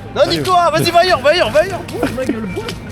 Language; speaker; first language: French; native; French